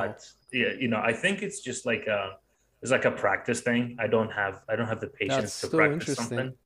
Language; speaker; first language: English; non-native, fluent; Arabic